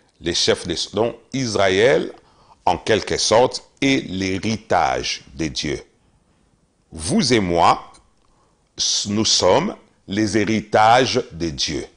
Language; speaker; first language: French; non-native, local second language; Lingala